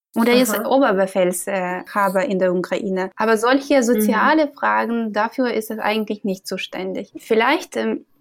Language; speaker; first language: German; non-native, fluent; Ukrainian